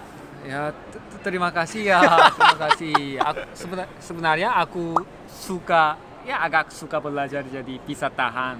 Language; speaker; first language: Indonesian; non-native, learner; Korean